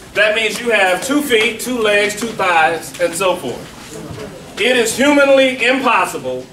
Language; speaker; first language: English; native; English